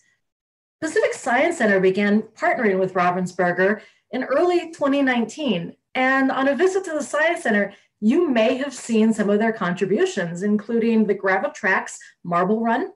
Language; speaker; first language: English; native; English